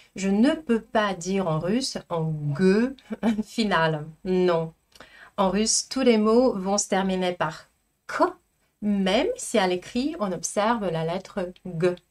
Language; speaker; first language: French; non-native, fluent; Russian